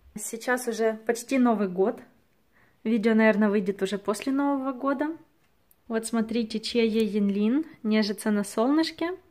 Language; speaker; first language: Russian; native; Russian